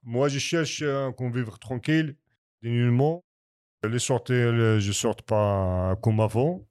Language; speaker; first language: French; non-native, learner; Kabyle